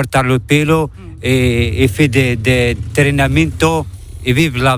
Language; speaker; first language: Spanish; non-native, learner; Arabic